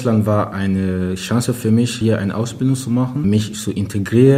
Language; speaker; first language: German; non-native, fluent; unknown